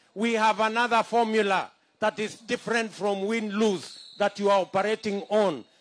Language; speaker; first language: English; non-native, local second language; Kalenjin